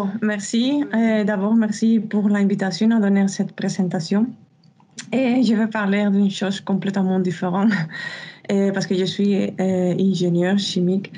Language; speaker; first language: French; non-native, fluent; Spanish